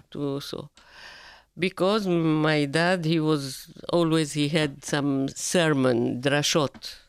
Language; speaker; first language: English; non-native, fluent; Arabic